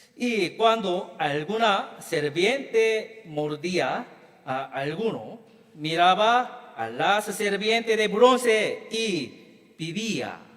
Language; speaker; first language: Spanish; non-native, learner; Korean